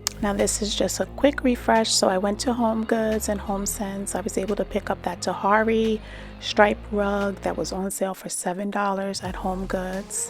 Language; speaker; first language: English; native; English